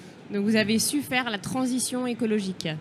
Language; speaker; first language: French; native; French